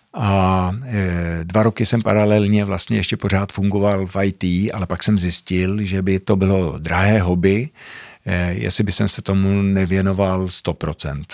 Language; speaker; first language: Czech; early bilingual, heritage; Czech